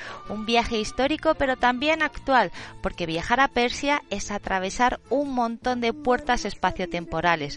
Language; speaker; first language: Spanish; native; Spanish